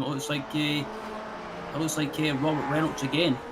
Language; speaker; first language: English; native; English